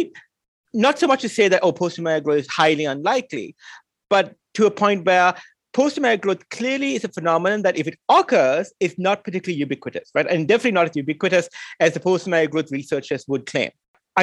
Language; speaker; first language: English; non-native, local second language; Sinhala